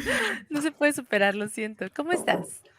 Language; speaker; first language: Spanish; native; Spanish